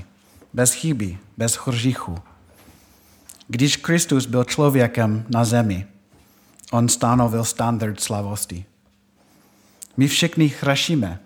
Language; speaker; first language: Czech; non-native, fluent; English